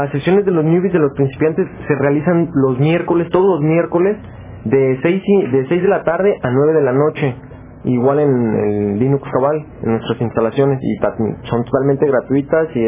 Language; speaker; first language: Spanish; native; Spanish